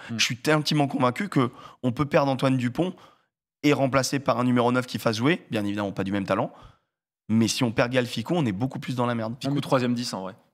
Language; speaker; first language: French; native; French